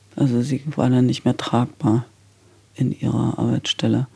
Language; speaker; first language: German; native; German